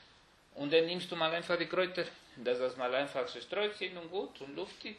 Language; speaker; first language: German; non-native, fluent; Spanish